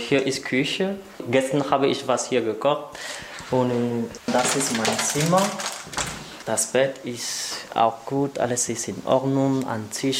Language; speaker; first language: German; non-native, learner; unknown